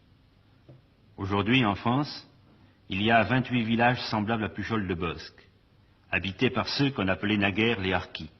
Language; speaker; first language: French; native; French